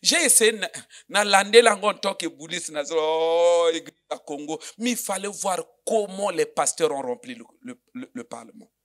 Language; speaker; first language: French; non-native, local second language; Lingala